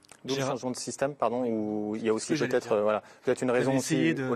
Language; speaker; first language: French; native; French